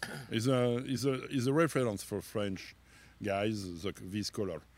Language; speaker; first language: English; non-native, learner; French